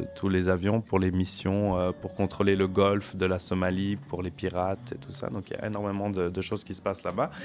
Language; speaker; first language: French; native; French